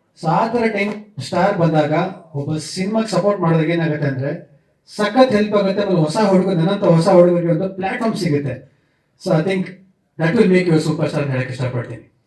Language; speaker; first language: Kannada; native; Kannada